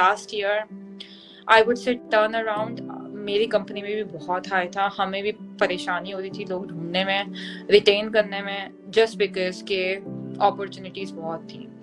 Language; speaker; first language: Urdu; native; Urdu